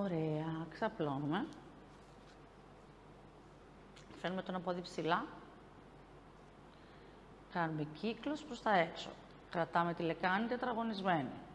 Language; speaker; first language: Greek; native; Greek